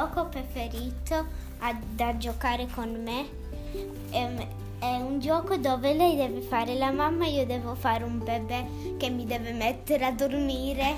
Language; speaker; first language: Italian; early bilingual, heritage; Italian